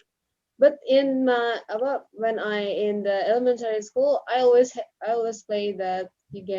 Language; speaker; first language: English; non-native, learner; Indonesian